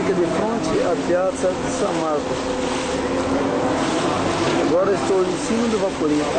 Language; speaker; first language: Portuguese; native; Portuguese